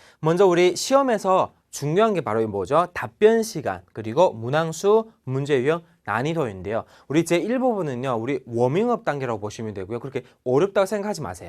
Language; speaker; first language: Korean; non-native, fluent; Chinese